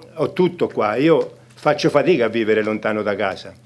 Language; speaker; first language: Italian; native; Italian